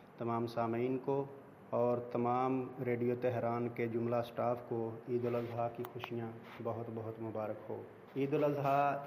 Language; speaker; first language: Urdu; non-native, local second language; Punjabi